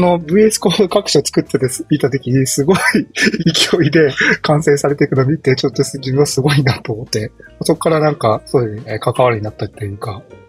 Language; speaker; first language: Japanese; native; Japanese